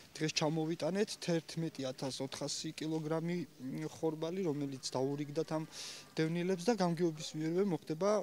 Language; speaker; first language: Georgian; native; Georgian